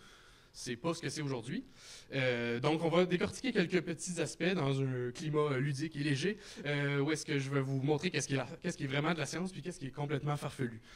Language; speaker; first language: French; native; French